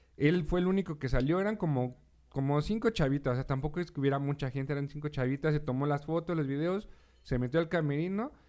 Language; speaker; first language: Spanish; native; Spanish